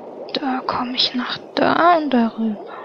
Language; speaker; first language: German; native; German